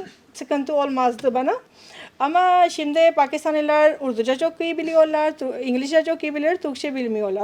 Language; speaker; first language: Turkish; non-native, fluent; Urdu